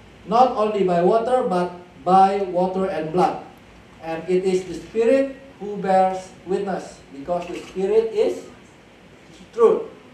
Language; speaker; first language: English; non-native, fluent; Indonesian